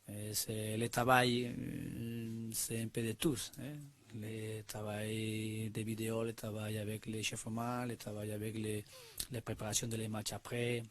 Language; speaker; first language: French; non-native, learner; Spanish